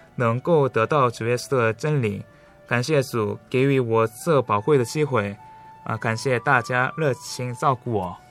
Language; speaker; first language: Chinese; non-native, learner; Korean